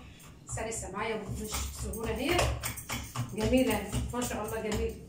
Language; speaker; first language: Arabic; native; Arabic